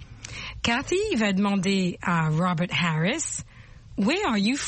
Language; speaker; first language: English; non-native, fluent; French